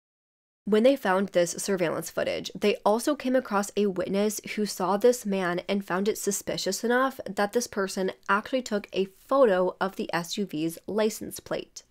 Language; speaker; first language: English; native; English